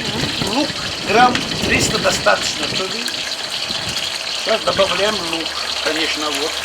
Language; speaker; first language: Russian; non-native, local second language; Tajik